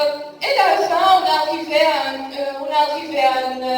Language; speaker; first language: French; non-native, local second language; Arabic